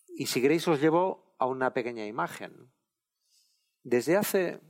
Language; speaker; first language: Spanish; non-native, local second language; Catalan